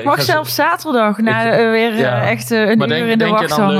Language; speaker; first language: Dutch; native; Dutch